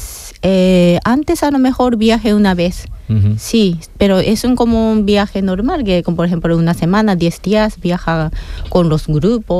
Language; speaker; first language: Spanish; non-native, fluent; Japanese